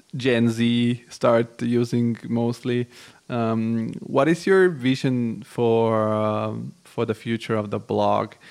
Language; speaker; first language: English; non-native, fluent; Bulgarian